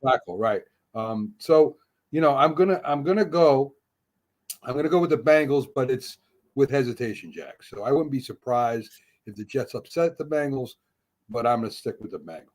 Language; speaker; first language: English; native; English